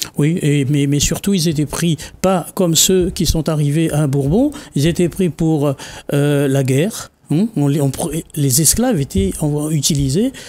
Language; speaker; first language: French; non-native, local second language; Réunion Creole French